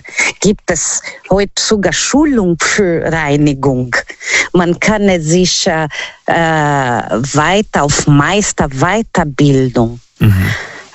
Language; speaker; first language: German; non-native, learner; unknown